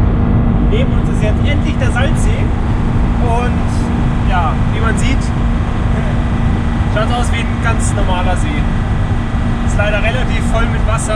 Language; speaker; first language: German; native; German